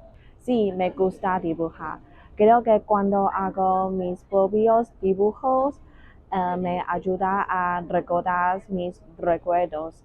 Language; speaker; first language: Spanish; non-native, learner; Chinese